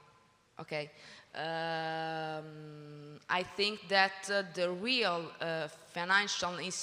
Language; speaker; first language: English; non-native, learner; Italian